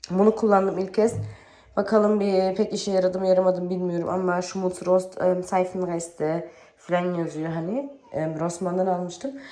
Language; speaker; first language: Turkish; early bilingual, heritage; Turkish